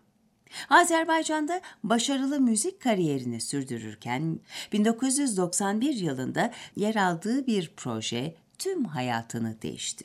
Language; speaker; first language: Turkish; native; Turkish